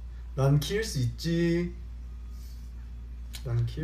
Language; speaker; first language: Korean; early bilingual, heritage; Korean